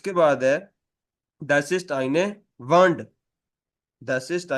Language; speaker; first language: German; non-native, fluent; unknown